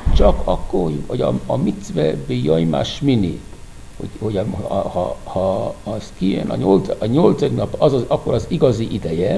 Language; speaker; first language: Hungarian; non-native, fluent; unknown